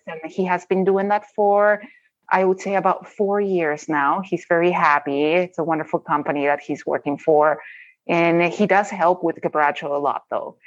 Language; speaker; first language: English; non-native, fluent; Spanish